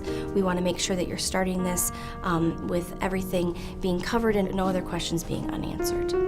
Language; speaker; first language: English; native; English